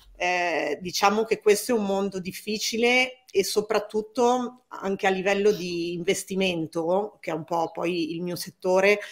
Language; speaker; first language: Italian; native; Italian